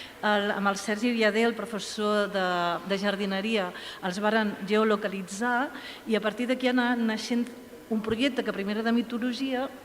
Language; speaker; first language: Catalan; native; Catalan